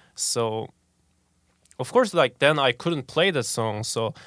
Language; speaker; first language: English; non-native, fluent; Korean